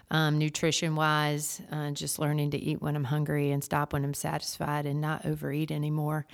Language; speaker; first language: English; native; English